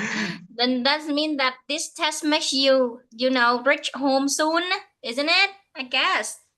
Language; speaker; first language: English; non-native, fluent; Vietnamese